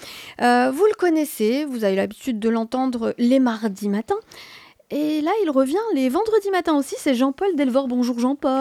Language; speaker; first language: French; native; French